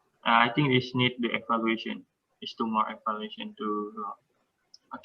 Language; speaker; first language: English; non-native, learner; Indonesian